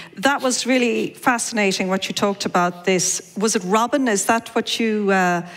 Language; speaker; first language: English; native; English